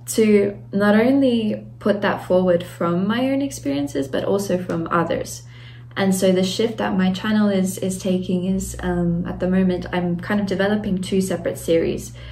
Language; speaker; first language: English; native; English